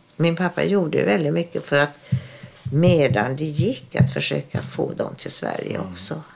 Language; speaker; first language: Swedish; early bilingual, other home language; German